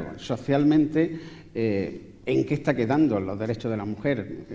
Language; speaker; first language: Spanish; native; Spanish